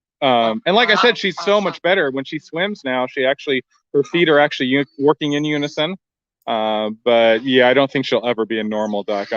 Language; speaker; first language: English; native; English